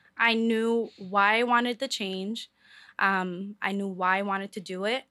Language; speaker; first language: English; early bilingual, other home language; Spanish